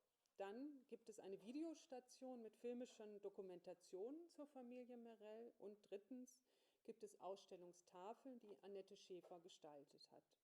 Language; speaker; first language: German; native; German